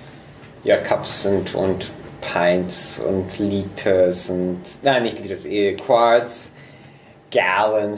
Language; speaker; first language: German; non-native, fluent; English